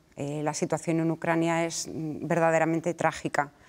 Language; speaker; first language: Spanish; native; Spanish